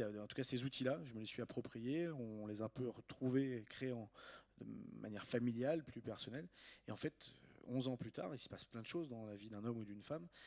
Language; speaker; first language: French; native; French